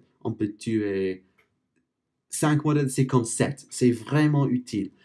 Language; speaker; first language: French; non-native, fluent; English